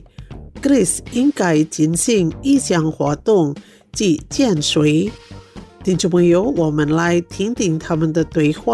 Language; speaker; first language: Chinese; non-native, fluent; Indonesian